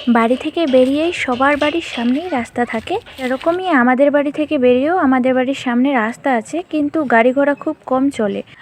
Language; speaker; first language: Bangla; non-native, local second language; Rangpuri